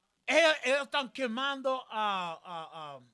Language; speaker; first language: Portuguese; non-native, learner; Spanish